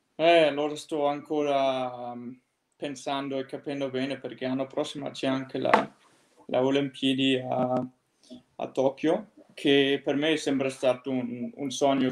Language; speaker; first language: Italian; non-native, fluent; Danish